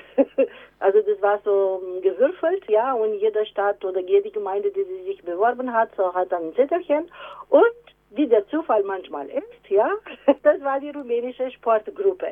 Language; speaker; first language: German; non-native, fluent; Romanian